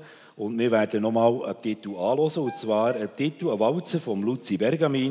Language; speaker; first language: German; native; German